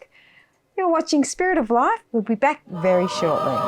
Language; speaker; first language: English; native; English